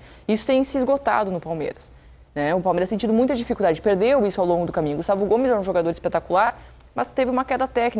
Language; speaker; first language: Portuguese; native; Portuguese